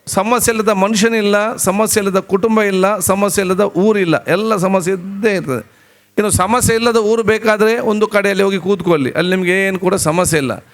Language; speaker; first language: Kannada; non-native, local second language; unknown